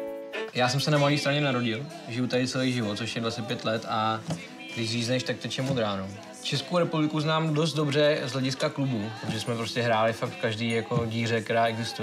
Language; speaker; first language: Czech; native; Czech